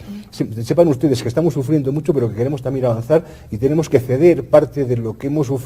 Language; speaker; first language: Spanish; native; Spanish